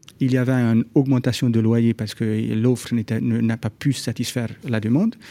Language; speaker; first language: French; non-native, fluent; Hungarian